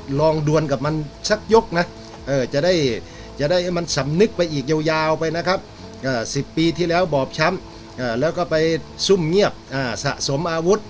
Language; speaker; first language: Thai; native; Thai